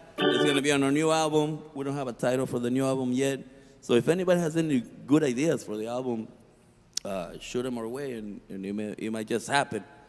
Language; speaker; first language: English; early bilingual, other home language; Spanish